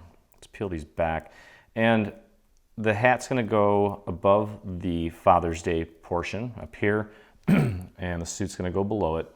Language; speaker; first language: English; native; English